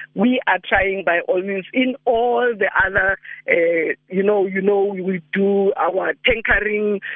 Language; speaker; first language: English; non-native, local second language; Northern Sotho